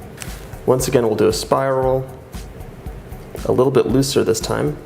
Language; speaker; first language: English; native; English